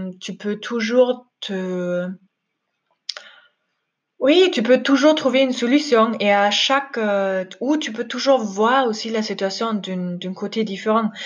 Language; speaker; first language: French; non-native, fluent; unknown